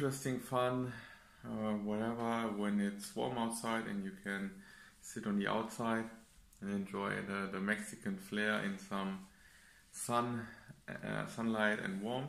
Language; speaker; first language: English; non-native, fluent; German